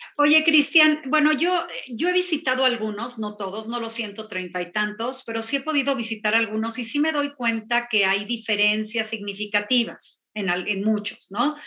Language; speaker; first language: Spanish; native; Spanish